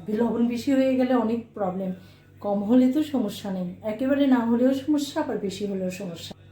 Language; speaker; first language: Bangla; native; Bangla